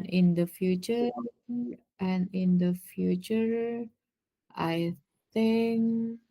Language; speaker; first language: English; non-native, learner; Indonesian